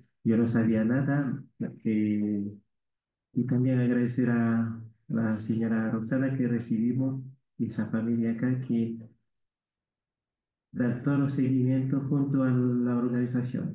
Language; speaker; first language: Spanish; non-native, learner; Haitian Creole